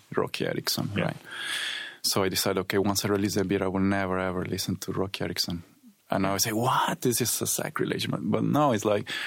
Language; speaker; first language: English; non-native, fluent; Spanish